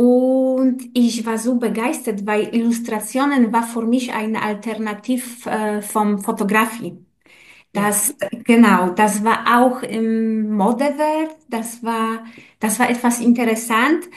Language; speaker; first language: German; non-native, learner; Polish